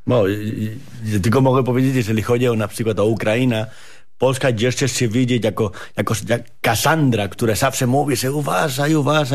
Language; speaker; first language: Polish; non-native, fluent; Spanish